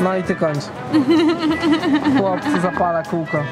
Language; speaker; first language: Polish; native; Polish